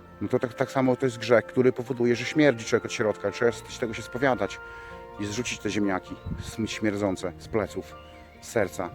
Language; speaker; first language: Polish; native; Polish